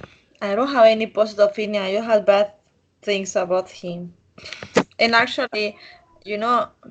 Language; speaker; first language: English; non-native, learner; Spanish